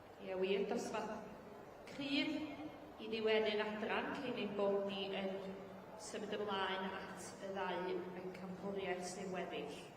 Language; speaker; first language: Welsh; native; Welsh